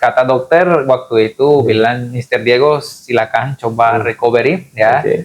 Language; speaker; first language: Indonesian; non-native, fluent; Spanish